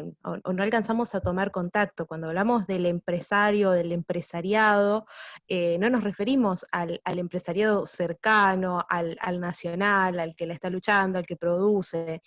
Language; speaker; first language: Spanish; native; Spanish